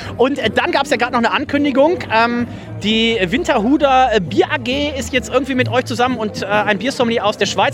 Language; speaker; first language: German; native; German